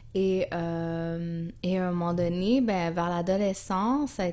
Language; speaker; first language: French; native; French